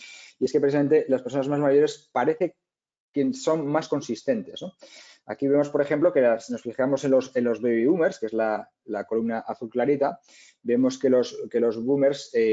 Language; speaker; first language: Spanish; native; Spanish